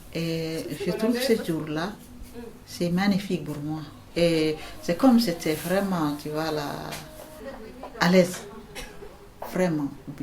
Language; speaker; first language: French; non-native, learner; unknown